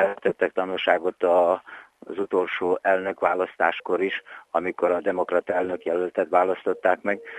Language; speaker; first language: Hungarian; native; Hungarian